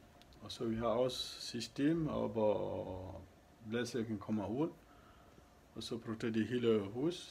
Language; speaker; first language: Danish; non-native, learner; Achinese